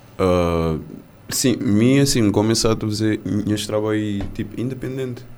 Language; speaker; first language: Portuguese; non-native, local second language; Kabuverdianu